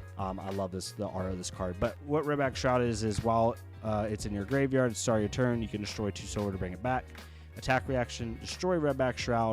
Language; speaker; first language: English; native; English